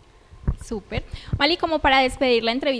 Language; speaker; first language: Spanish; native; Spanish